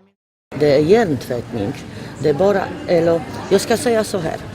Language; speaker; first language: Swedish; non-native, fluent; Polish